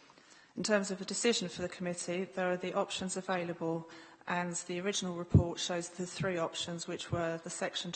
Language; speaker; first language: English; native; English